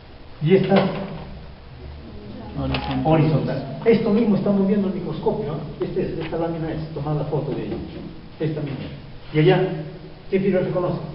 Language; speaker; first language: Spanish; native; Spanish